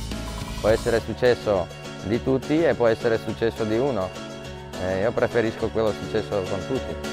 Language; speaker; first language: Italian; non-native, learner; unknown